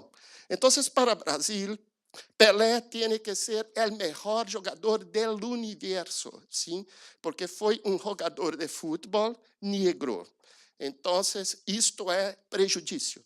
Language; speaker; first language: Spanish; non-native, learner; Portuguese